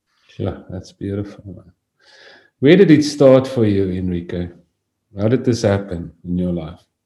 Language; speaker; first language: English; non-native, local second language; Afrikaans